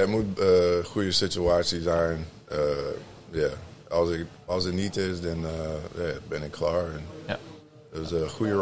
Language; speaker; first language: Dutch; non-native, learner; English